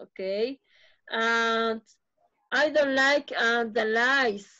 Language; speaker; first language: English; non-native, fluent; Spanish